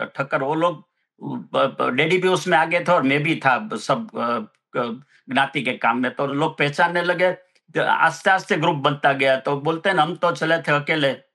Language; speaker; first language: Hindi; non-native, local second language; Gujarati